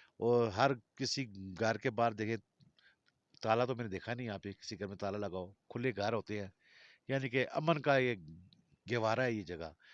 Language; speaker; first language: Urdu; non-native, local second language; Balti